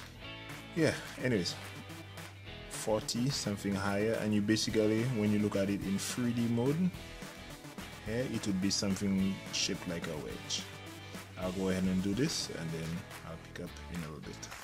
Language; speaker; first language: English; native; English